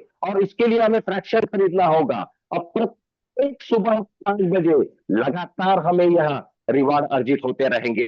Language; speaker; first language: Hindi; native; Hindi